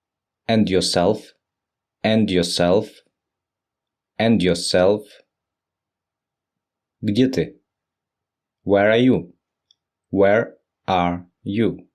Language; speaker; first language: English; non-native, fluent; Russian